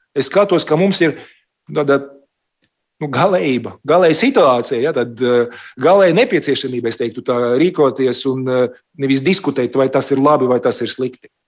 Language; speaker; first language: Latvian; non-native, local second language; Russian